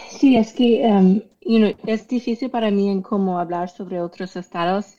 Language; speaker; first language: Spanish; non-native, fluent; English